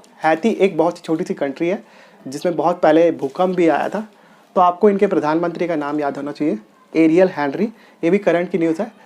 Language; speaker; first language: Hindi; non-native, local second language; Telugu